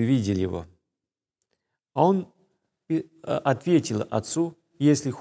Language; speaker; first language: Russian; non-native, fluent; Serbian